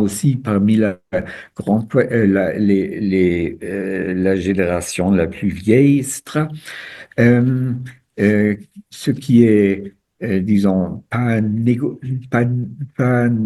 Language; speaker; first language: French; non-native, fluent; German